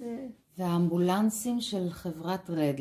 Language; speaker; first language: Hebrew; native; Hebrew